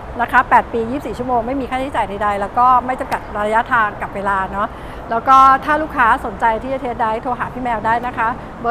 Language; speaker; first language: Thai; native; Thai